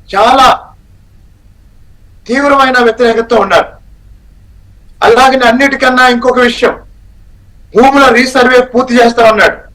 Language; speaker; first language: Telugu; native; Telugu